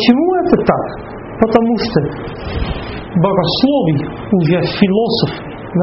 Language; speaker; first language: Russian; non-native, fluent; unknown